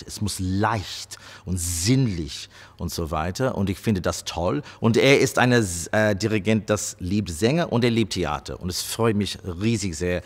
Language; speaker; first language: German; non-native, fluent; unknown